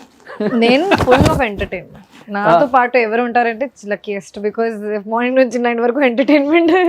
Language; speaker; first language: Telugu; non-native, fluent; Hindi